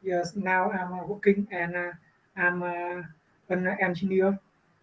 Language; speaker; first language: English; non-native, learner; Vietnamese